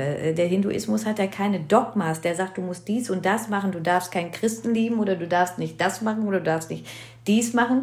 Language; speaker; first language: German; early bilingual, other home language; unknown